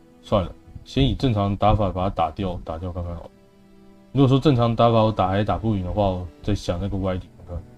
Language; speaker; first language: Chinese; native; Chinese